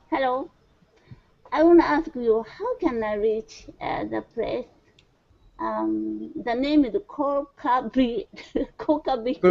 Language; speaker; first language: English; non-native, learner; Japanese